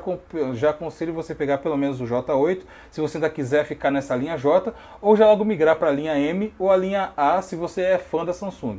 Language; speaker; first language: Portuguese; native; Portuguese